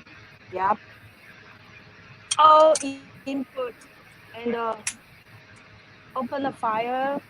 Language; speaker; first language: English; non-native, learner; Chinese